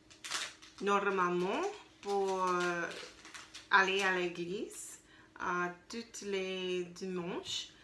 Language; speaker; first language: French; non-native, learner; English